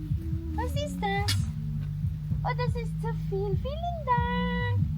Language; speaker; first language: German; non-native, learner; Filipino